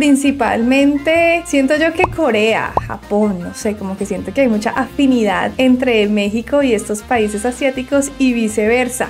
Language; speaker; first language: Spanish; native; Spanish